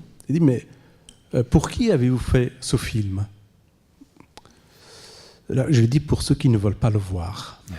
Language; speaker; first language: French; non-native, fluent; Persian